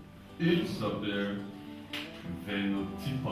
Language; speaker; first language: French; non-native, learner; Persian